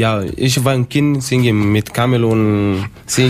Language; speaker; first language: German; non-native, learner; Tamasheq